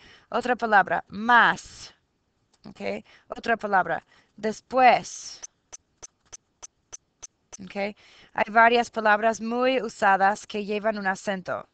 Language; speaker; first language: Spanish; non-native, fluent; English